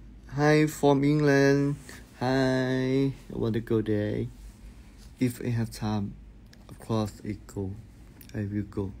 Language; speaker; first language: English; non-native, learner; Thai